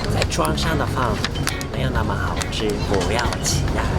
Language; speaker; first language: Chinese; non-native, fluent; Japanese